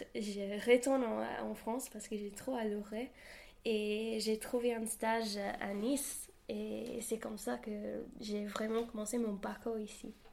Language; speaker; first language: French; non-native, fluent; English